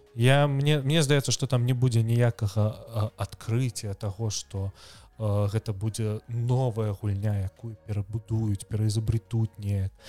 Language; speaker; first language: Belarusian; non-native, local second language; Russian